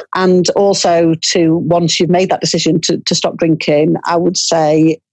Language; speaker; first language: English; native; English